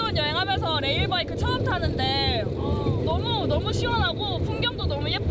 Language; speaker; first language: Korean; native; Korean